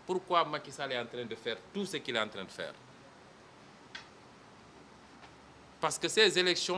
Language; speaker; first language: French; non-native, local second language; Wolof